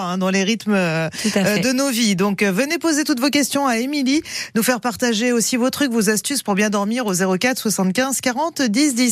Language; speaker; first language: French; native; French